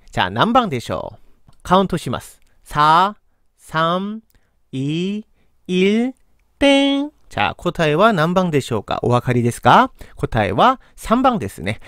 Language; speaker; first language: Japanese; non-native, fluent; Korean